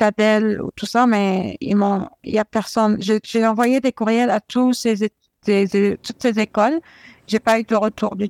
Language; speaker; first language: French; non-native, fluent; Arabic